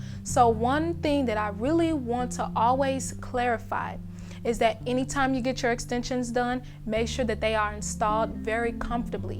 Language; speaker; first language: English; native; English